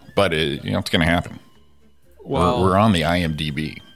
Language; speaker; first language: English; native; English